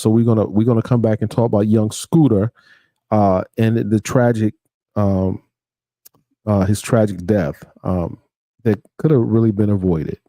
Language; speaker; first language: English; native; English